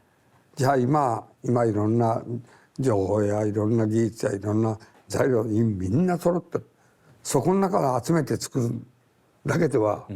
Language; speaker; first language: Japanese; native; Japanese